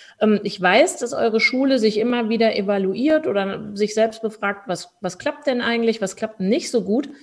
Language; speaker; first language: German; native; German